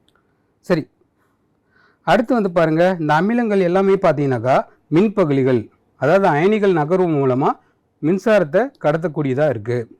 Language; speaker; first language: Tamil; native; Tamil